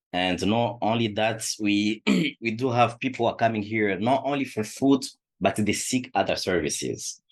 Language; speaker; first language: English; non-native, fluent; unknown